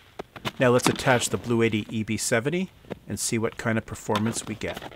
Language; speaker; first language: English; native; English